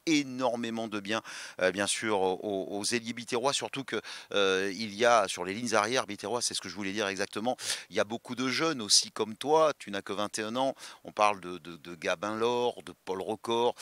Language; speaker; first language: French; native; French